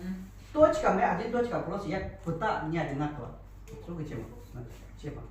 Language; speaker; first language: Russian; non-native, learner; Chinese